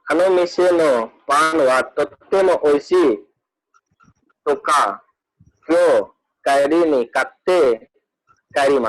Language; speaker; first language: Japanese; non-native, learner; Hindi